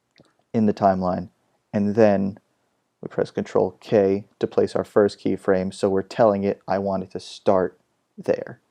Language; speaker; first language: English; native; English